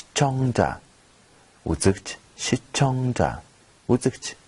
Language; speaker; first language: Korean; non-native, fluent; Mongolian